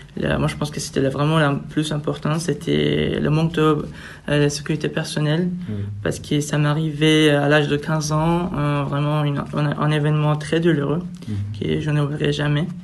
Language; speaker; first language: French; non-native, fluent; Persian